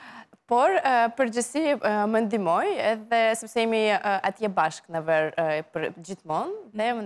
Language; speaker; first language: Albanian; non-native, learner; Russian